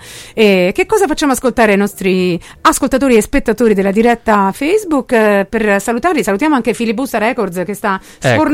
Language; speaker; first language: Italian; native; Italian